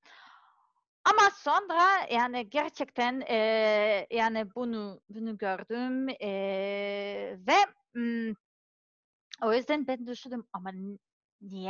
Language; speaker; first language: Turkish; non-native, learner; Serbian